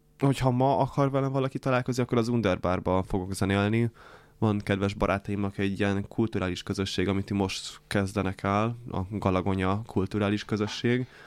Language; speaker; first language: Hungarian; native; Hungarian